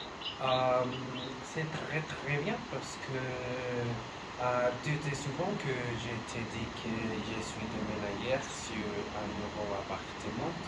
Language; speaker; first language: French; non-native, learner; Spanish